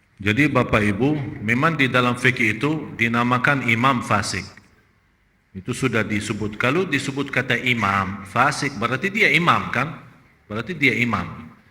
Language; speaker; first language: Malay; non-native, fluent; Arabic